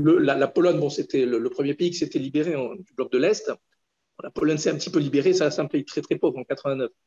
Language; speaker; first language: French; native; French